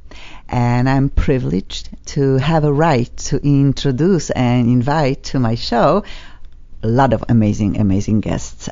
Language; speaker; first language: English; non-native, fluent; Polish